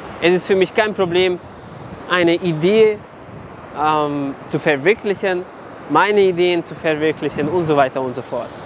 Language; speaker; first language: German; non-native, fluent; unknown